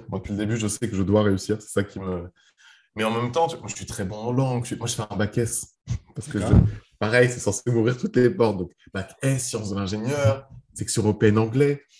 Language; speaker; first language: French; early bilingual, other home language; Arabic